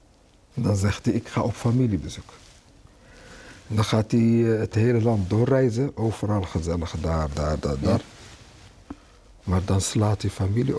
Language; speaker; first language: Dutch; early bilingual, other home language; Arabic